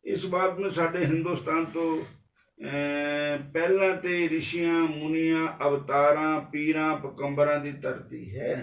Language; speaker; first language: Hindi; non-native, local second language; Punjabi